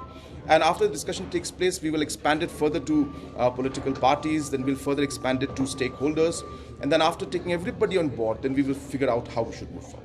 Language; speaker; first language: English; non-native, local second language; Garo